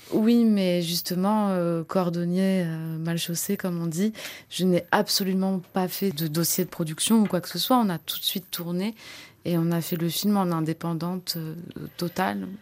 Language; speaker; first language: French; native; French